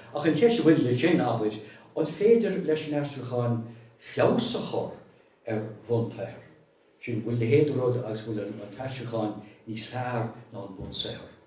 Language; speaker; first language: Irish; native; Irish